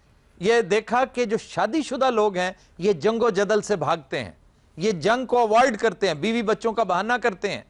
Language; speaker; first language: Urdu; native; Urdu